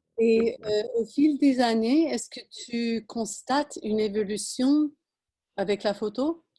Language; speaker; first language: French; non-native, fluent; English